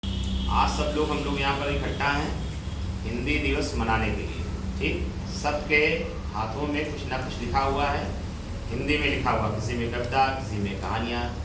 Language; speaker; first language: Hindi; native; Hindi